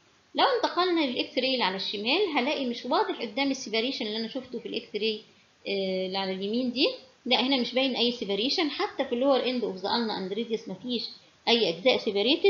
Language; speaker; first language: Arabic; native; Arabic